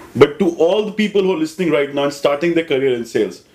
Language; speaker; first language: English; non-native, local second language; Hindi